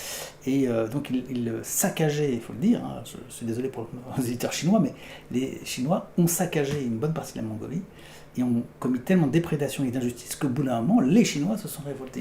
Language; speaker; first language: French; native; French